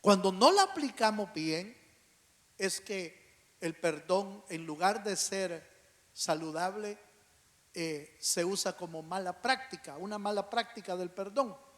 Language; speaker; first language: Spanish; native; Spanish